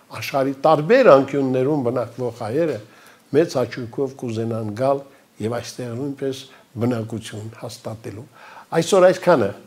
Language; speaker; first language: Armenian; native; Armenian